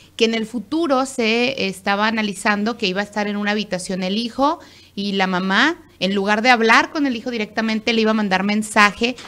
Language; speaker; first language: Spanish; native; Spanish